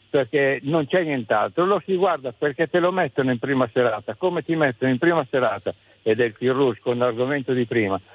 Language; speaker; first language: Italian; native; Italian